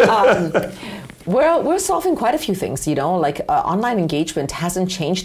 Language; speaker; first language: English; native; English